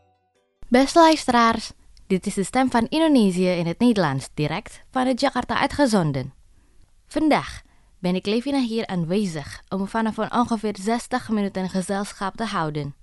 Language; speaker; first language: Dutch; non-native, fluent; Indonesian